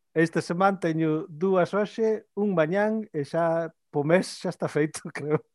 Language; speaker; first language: Galician; early bilingual, heritage; Galician